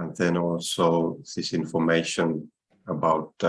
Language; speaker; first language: English; non-native, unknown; Estonian